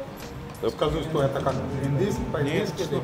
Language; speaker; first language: Russian; non-native, fluent; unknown